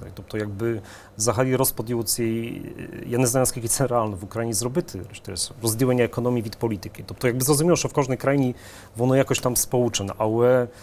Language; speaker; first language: Ukrainian; early bilingual, heritage; Ukrainian